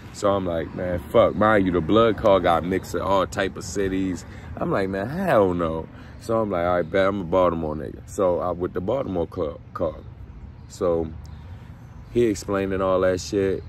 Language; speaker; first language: English; native; English